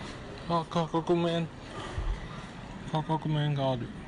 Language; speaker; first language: Japanese; non-native, fluent; Chinese